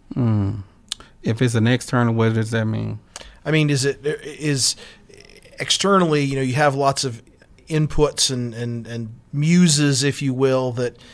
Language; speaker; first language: English; native; English